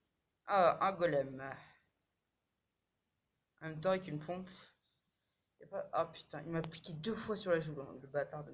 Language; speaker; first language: French; native; French